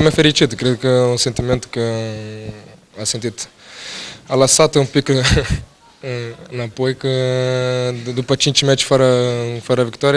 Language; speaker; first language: Romanian; non-native, learner; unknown